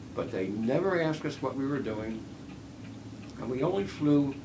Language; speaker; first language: English; native; English